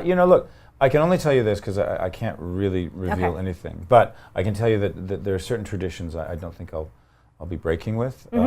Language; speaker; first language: English; native; English